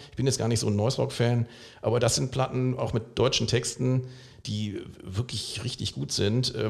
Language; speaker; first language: German; native; German